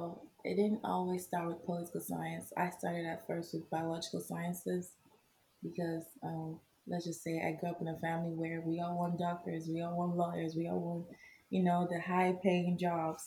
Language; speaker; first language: English; non-native, local second language; Igbo